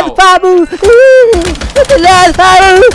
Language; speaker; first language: Portuguese; native; Portuguese